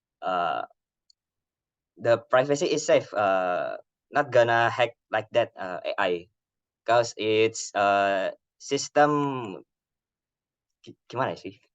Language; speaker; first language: English; non-native, learner; Indonesian